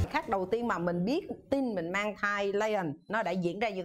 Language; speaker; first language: Vietnamese; native; Vietnamese